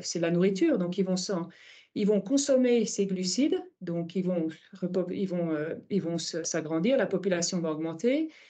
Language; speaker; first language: French; native; French